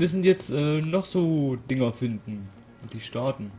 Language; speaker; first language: German; native; German